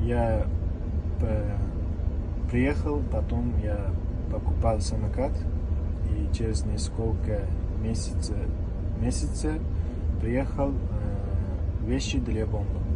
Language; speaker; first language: Russian; non-native, learner; Uzbek